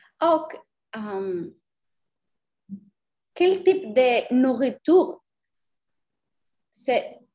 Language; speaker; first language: French; non-native, learner; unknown